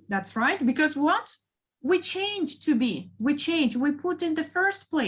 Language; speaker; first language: English; non-native, fluent; Kyrgyz